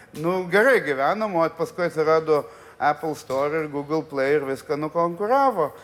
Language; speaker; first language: Lithuanian; early bilingual, other home language; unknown